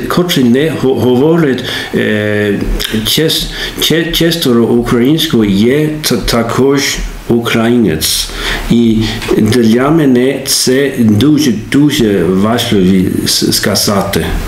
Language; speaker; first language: Ukrainian; non-native, learner; Danish